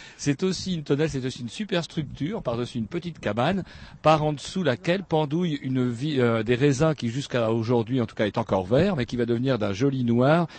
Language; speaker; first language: French; native; French